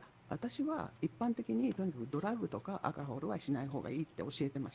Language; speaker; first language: Japanese; native; Japanese